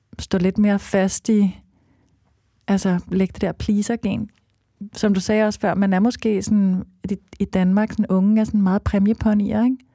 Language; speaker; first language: Danish; native; Danish